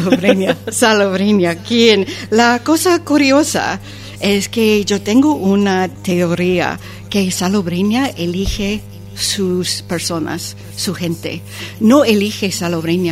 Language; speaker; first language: Spanish; non-native, fluent; English